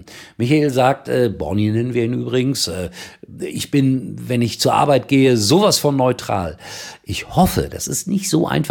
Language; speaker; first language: German; native; German